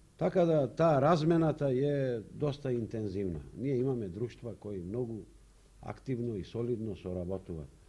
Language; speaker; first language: Macedonian; native; Macedonian